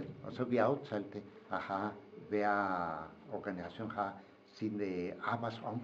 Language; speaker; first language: Danish; non-native, fluent; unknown